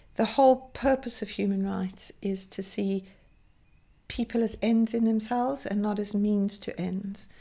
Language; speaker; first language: English; native; English